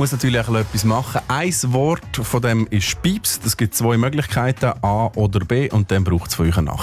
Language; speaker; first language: German; native; German